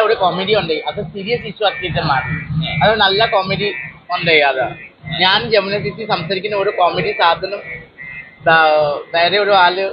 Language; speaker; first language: Malayalam; non-native, local second language; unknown